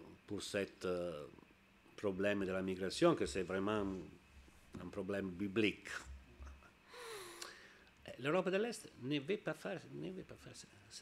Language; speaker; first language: French; non-native, learner; Italian